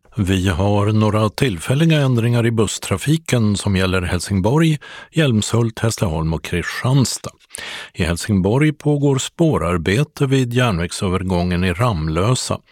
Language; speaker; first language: Swedish; native; Swedish